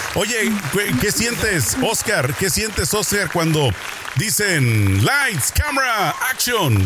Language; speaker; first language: Spanish; native; Spanish